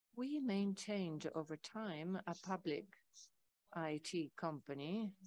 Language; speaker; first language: English; non-native, fluent; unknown